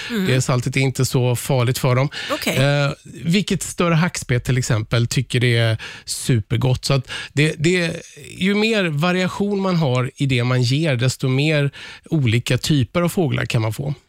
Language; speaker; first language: Swedish; native; Swedish